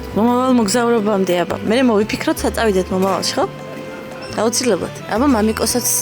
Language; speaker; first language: Georgian; native; Georgian